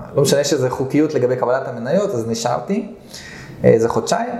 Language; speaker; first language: Hebrew; early bilingual, other home language; Russian